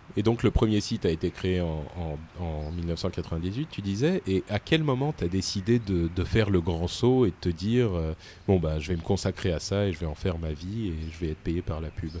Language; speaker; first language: French; native; French